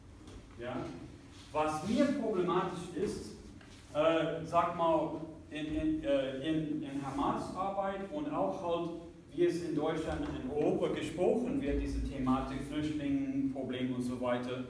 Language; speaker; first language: German; non-native, fluent; English